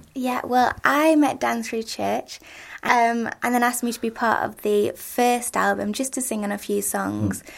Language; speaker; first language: English; native; English